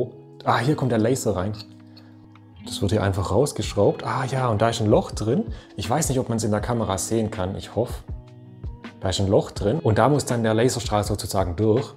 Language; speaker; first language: German; native; German